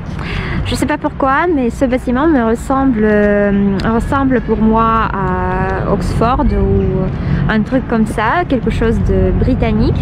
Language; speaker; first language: French; non-native, fluent; Russian